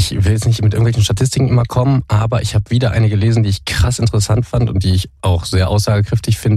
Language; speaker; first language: German; native; German